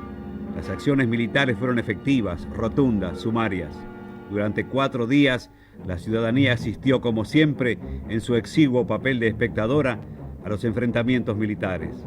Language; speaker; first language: Spanish; native; Spanish